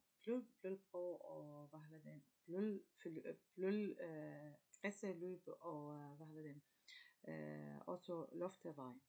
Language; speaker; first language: Danish; non-native, learner; Arabic